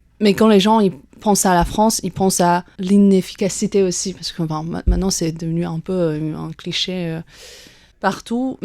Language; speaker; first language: French; non-native, fluent; Chinese